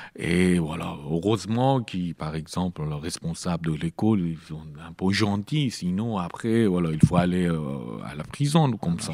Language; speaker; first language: French; non-native, learner; Persian